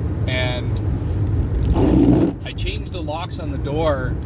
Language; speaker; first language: English; native; English